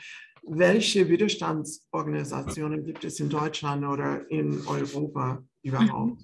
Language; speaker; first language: German; non-native, fluent; English